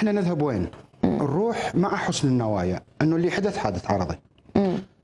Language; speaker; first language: Arabic; native; Arabic